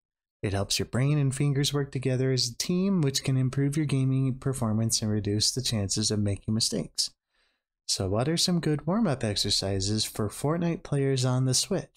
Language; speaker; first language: English; native; English